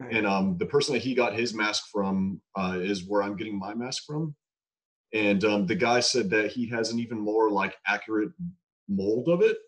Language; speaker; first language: English; native; English